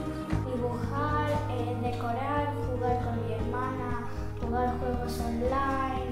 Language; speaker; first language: Spanish; early bilingual, other home language; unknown